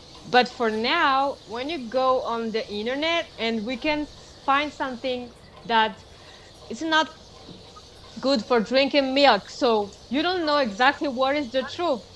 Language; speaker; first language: English; non-native, fluent; Malagasy